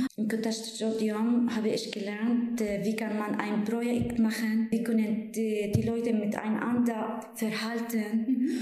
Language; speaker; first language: German; non-native, fluent; Arabic